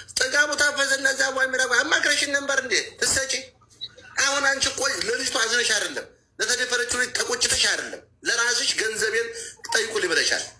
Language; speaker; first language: Amharic; native; Amharic